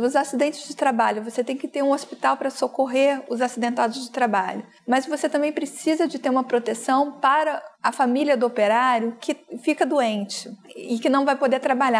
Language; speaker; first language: Portuguese; native; Portuguese